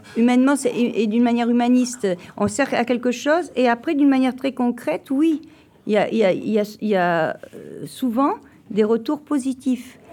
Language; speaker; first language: French; native; French